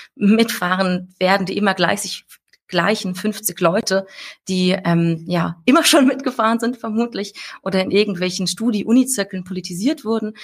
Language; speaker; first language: German; native; German